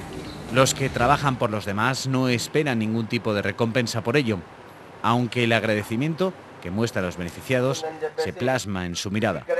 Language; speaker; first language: Spanish; native; Spanish